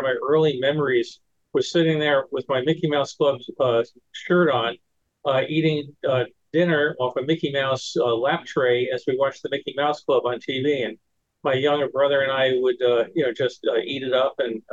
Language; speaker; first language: English; native; English